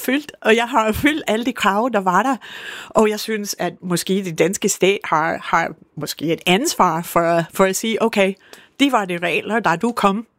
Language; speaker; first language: Danish; non-native, fluent; English